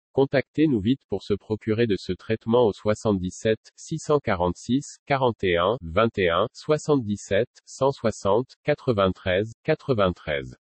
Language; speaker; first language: French; non-native, local second language; Wolof